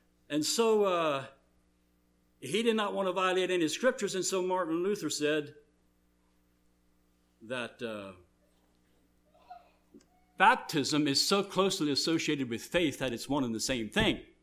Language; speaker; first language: English; early bilingual, other home language; German